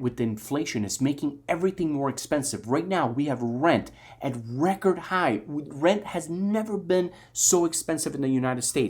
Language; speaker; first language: English; native; English